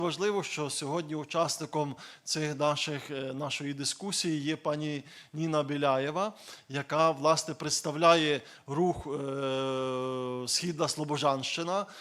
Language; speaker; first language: Ukrainian; native; Ukrainian